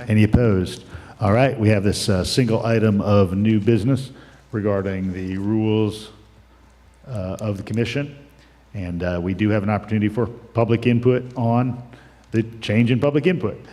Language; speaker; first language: English; native; English